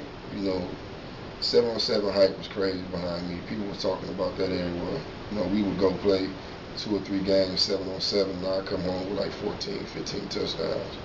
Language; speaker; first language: English; native; English